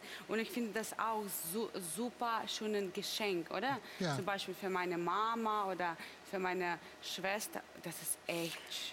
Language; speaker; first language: German; non-native, fluent; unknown